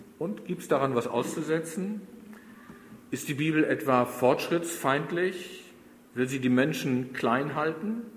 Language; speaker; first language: German; native; German